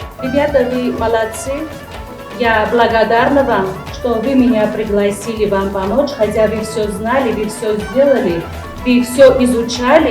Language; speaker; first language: Russian; non-native, fluent; Armenian